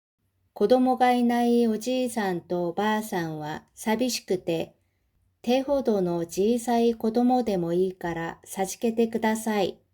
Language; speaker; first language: Japanese; non-native, fluent; Korean